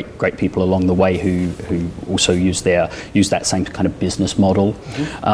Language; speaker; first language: English; native; English